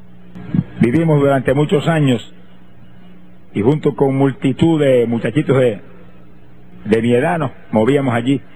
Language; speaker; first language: Spanish; native; Spanish